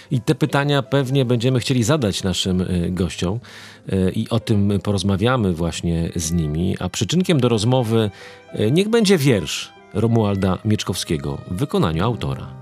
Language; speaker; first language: Polish; native; Polish